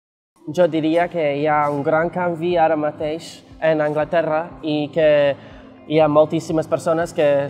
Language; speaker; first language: Catalan; non-native, fluent; English